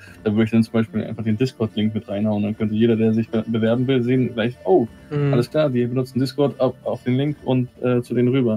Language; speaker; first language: German; native; German